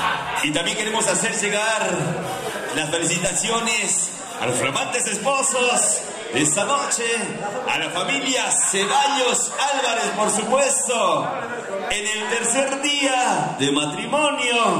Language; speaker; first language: Spanish; native; Spanish